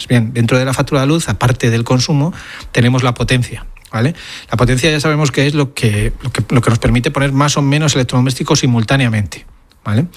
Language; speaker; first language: Spanish; native; Spanish